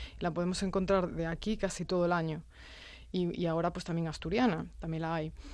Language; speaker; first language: Spanish; native; Spanish